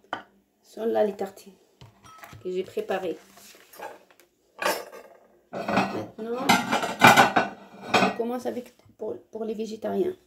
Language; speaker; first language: French; non-native, learner; Arabic